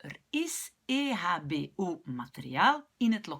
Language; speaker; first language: Dutch; non-native, local second language; French